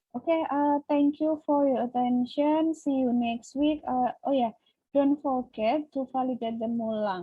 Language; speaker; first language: English; non-native, learner; Indonesian